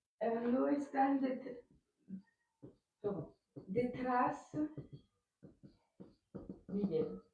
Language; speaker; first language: Spanish; non-native, learner; French